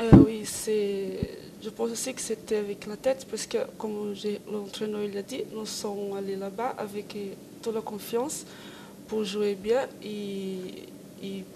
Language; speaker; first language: French; non-native, learner; Portuguese